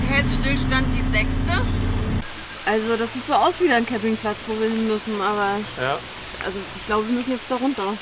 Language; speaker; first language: German; native; German